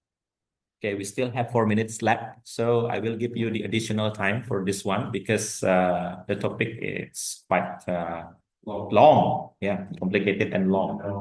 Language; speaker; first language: English; non-native, fluent; Indonesian